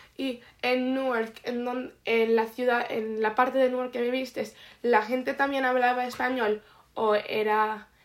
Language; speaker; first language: Spanish; early bilingual, heritage; Spanish